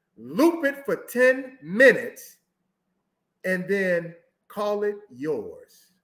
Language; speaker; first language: English; native; English